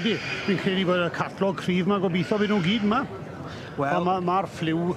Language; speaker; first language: Welsh; native; Welsh